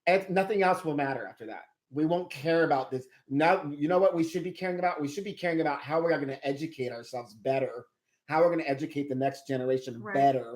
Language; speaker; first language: English; native; English